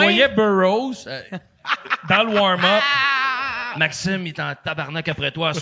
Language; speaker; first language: French; native; French